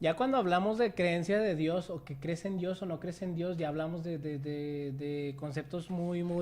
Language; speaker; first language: Spanish; native; Spanish